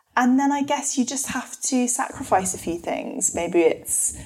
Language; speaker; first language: English; native; English